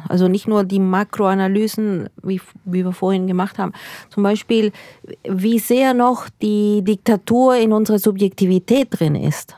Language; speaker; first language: German; early bilingual, other home language; Spanish